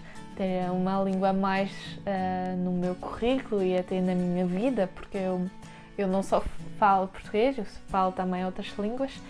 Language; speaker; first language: Portuguese; early bilingual, heritage; French